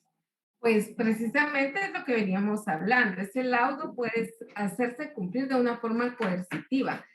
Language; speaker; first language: Spanish; native; Spanish